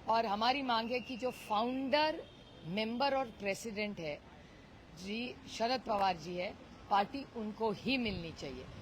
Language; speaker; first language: Hindi; non-native, local second language; Marathi